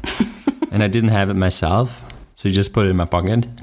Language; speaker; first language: English; non-native, fluent; German